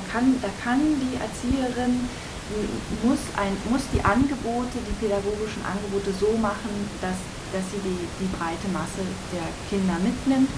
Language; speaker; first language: German; native; German